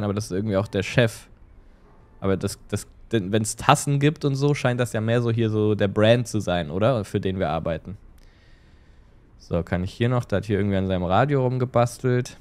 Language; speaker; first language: German; native; German